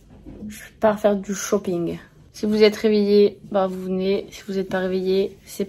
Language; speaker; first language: French; native; French